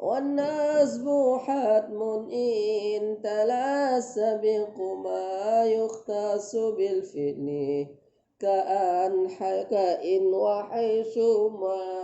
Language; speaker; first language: Arabic; non-native, fluent; Indonesian